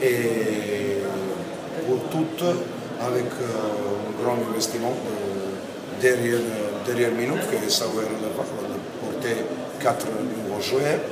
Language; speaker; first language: French; non-native, learner; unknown